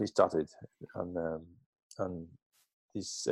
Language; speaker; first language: English; non-native, fluent; French